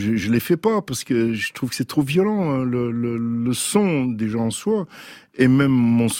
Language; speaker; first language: French; early bilingual, other home language; Dutch